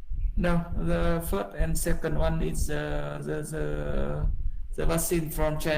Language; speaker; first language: English; non-native, learner; Vietnamese